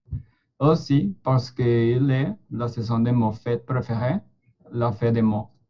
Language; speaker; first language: French; non-native, learner; Spanish